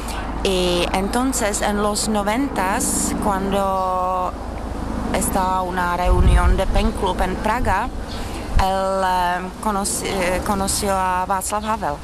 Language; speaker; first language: Spanish; non-native, learner; Czech